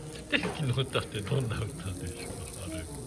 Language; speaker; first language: Japanese; native; Japanese